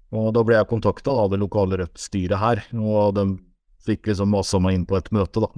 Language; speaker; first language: Norwegian; native; Norwegian